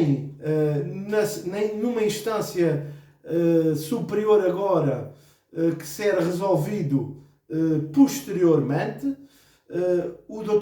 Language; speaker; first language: Portuguese; native; Portuguese